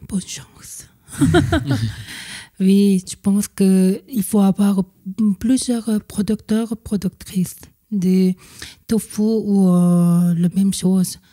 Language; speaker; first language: French; non-native, fluent; Korean